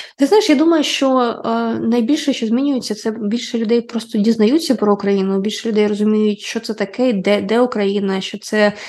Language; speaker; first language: Ukrainian; non-native, local second language; Russian